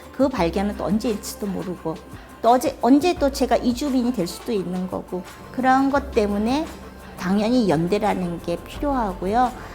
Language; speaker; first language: Korean; native; Korean